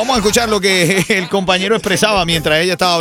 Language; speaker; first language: Spanish; native; Spanish